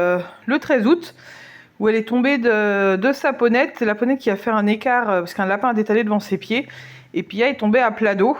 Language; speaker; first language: French; native; French